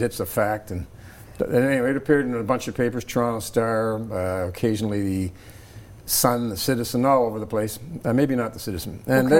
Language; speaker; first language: English; native; English